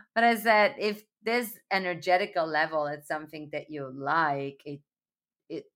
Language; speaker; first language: English; non-native, fluent; Italian